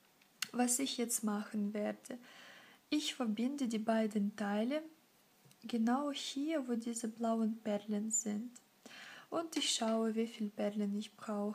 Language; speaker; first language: German; non-native, fluent; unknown